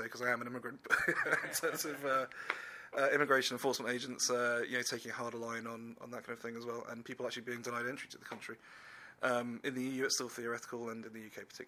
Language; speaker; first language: English; native; English